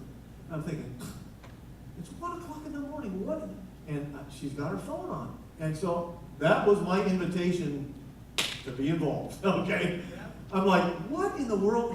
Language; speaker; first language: English; native; English